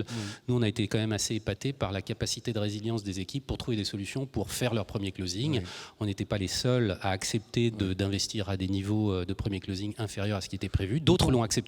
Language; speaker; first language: French; native; French